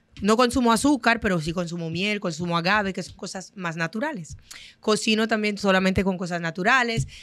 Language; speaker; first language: Spanish; non-native, fluent; Haitian Creole